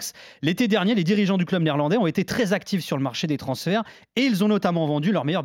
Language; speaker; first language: French; native; French